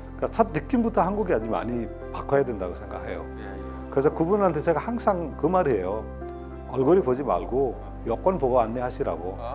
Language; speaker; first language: Korean; non-native, fluent; Nepali